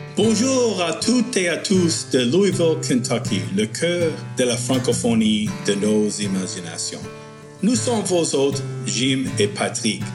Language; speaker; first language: French; non-native, fluent; English